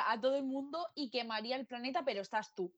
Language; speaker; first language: Spanish; native; Spanish